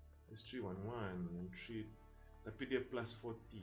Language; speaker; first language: English; non-native, local second language; Malay